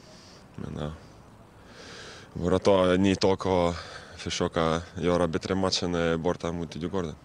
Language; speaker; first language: Swedish; non-native, fluent; Lithuanian